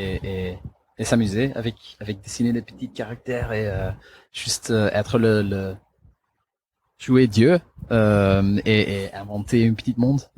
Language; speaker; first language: French; non-native, local second language; Dutch